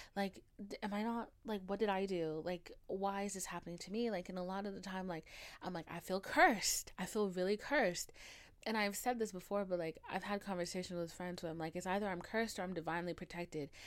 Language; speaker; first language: English; early bilingual, other home language; Haitian Creole